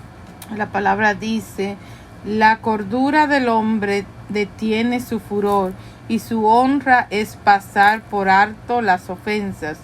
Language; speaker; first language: Spanish; early bilingual, heritage; Spanish